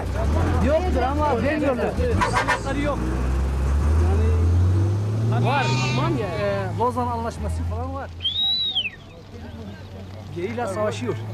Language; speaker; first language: Turkish; non-native, local second language; Kurdish